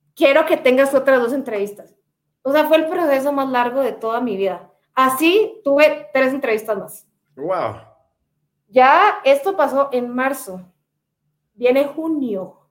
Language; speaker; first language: Spanish; native; Spanish